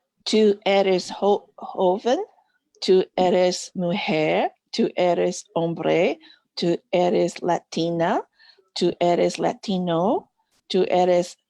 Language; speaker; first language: Spanish; non-native, learner; English